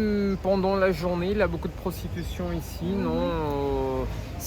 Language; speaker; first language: French; non-native, fluent; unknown